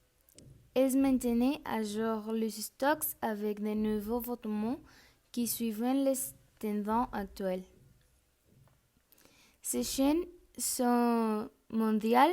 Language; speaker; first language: French; non-native, fluent; Spanish